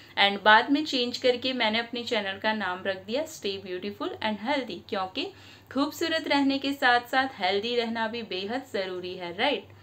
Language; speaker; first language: Hindi; non-native, local second language; Bangla